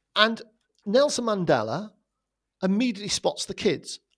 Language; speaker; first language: English; native; English